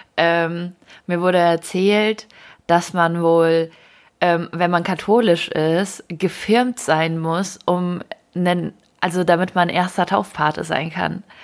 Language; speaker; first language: German; early bilingual, other home language; Ukrainian